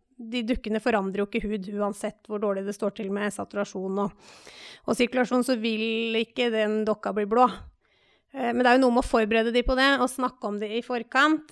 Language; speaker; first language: Norwegian; native; Norwegian